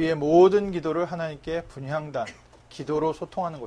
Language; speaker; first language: Korean; native; Korean